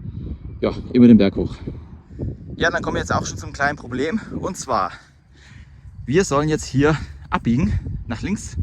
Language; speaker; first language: German; native; German